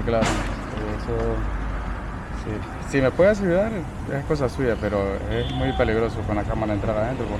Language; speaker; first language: Spanish; native; Spanish